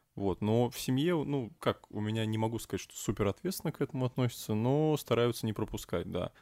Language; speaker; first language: Russian; native; Russian